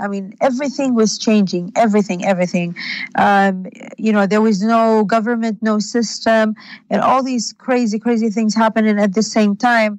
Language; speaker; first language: English; non-native, fluent; Arabic